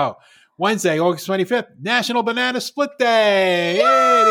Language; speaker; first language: English; native; English